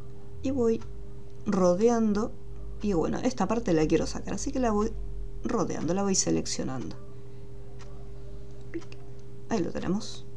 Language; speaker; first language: Spanish; native; Spanish